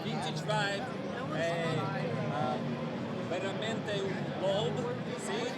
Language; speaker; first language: Italian; non-native, learner; English